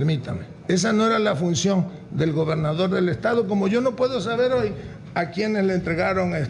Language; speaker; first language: Spanish; native; Spanish